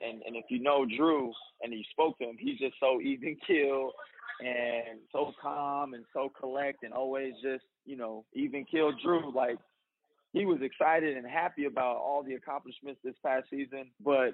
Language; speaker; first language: English; native; English